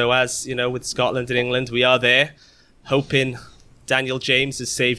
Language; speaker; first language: English; native; English